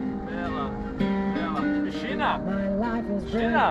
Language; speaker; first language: Italian; non-native, learner; Portuguese